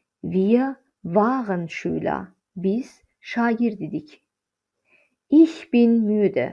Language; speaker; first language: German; non-native, fluent; Azerbaijani